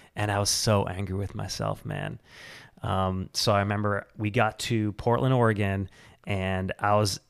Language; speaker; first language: English; native; English